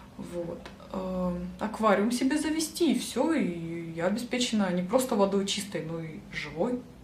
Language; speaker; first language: Russian; native; Russian